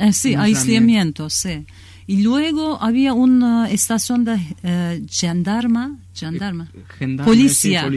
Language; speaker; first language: Spanish; non-native, learner; Kurdish